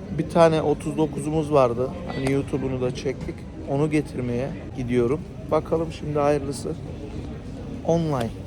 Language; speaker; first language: Turkish; early bilingual, heritage; Turkish